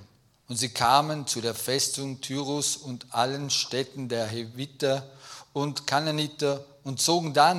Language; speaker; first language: German; native; German